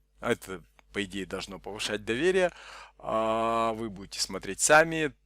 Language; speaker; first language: Russian; native; Russian